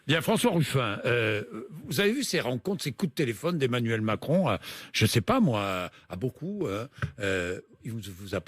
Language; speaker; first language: French; native; French